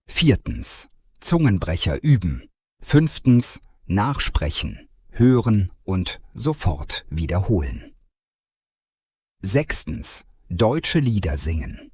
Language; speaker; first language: German; non-native, fluent; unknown